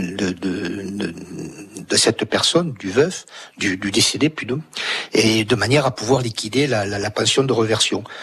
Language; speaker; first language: French; native; French